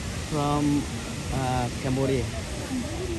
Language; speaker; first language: English; non-native, learner; Khmer